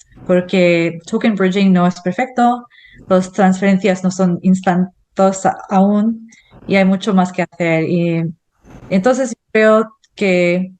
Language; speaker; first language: Spanish; non-native, fluent; English